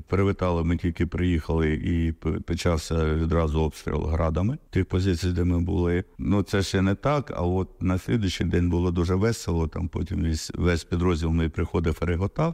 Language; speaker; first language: Ukrainian; non-native, local second language; Russian